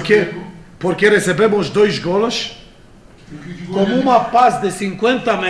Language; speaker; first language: Portuguese; non-native, fluent; Romanian